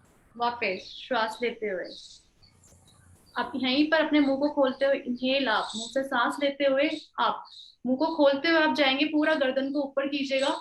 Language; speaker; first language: Hindi; native; Hindi